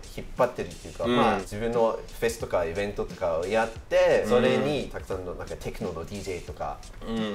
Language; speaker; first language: Japanese; non-native, fluent; English